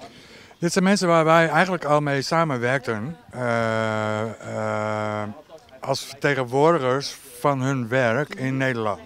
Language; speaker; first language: Dutch; native; Dutch